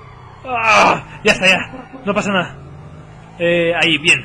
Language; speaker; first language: Spanish; native; Spanish